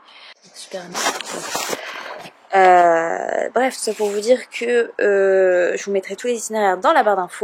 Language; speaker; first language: French; native; French